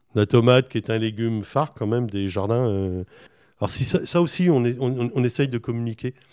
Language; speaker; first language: French; native; French